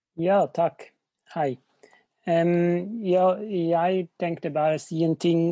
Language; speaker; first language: Norwegian; non-native, fluent; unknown